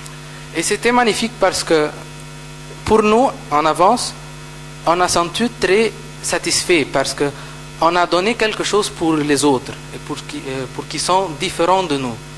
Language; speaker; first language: French; non-native, fluent; Arabic